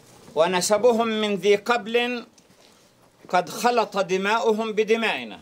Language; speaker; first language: Arabic; native; Arabic